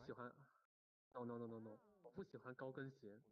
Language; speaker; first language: Chinese; non-native, fluent; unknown